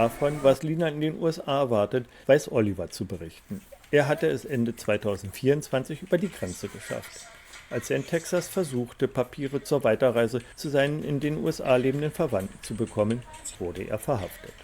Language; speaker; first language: German; native; German